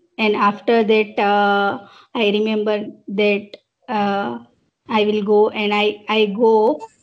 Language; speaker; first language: English; non-native, local second language; Gujarati